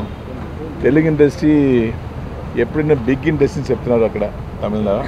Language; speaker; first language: Telugu; non-native, learner; Tamil